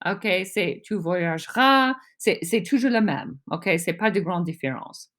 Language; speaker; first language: French; non-native, fluent; English